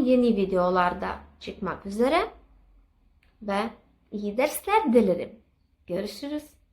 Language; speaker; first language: Turkish; non-native, fluent; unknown